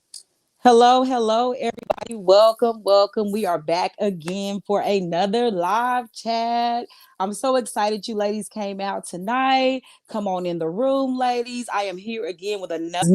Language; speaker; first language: English; native; English